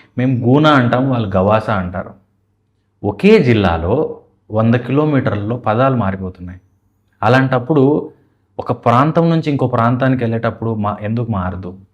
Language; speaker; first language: Telugu; native; Telugu